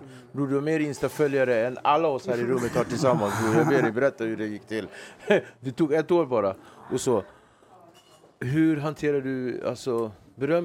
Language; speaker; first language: Swedish; native; Swedish